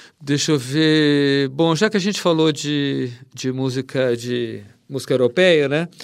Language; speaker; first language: Portuguese; native; Portuguese